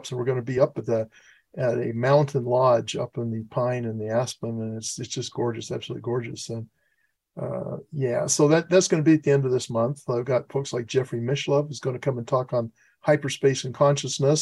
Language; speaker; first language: English; native; English